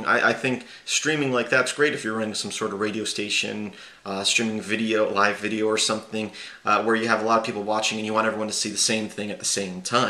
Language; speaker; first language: English; native; English